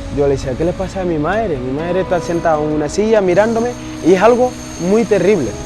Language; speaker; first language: Spanish; non-native, fluent; Wolof